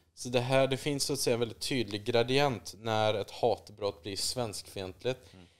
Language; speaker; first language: Swedish; native; Swedish